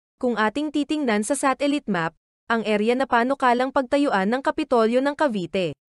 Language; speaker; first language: Filipino; native; Filipino